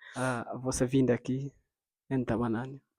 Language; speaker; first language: Portuguese; non-native, local second language; Fula